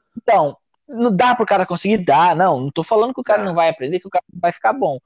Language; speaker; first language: Portuguese; native; Portuguese